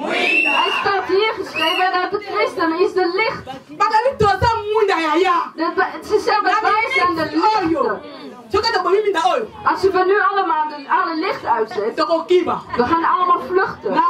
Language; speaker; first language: Dutch; non-native, fluent; Lingala